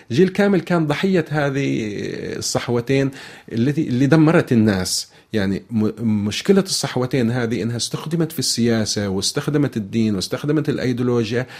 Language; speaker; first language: Arabic; native; Arabic